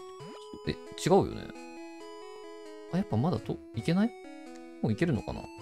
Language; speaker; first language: Japanese; native; Japanese